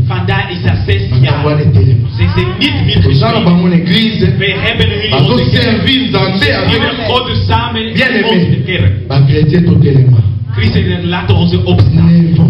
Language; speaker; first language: Dutch; non-native, fluent; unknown